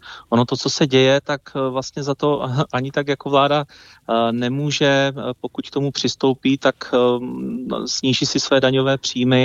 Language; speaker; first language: Czech; native; Czech